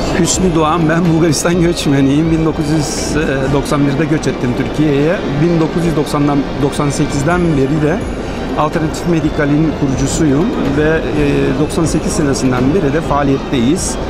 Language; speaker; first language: Turkish; early bilingual, heritage; Turkish